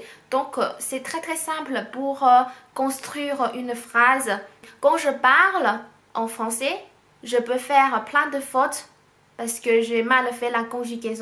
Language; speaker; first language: French; non-native, fluent; Chinese